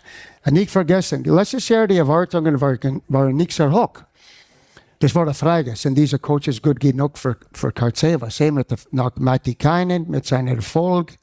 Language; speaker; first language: German; non-native, fluent; English